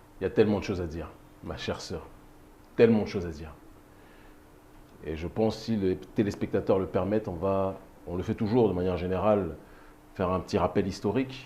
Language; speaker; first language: French; native; French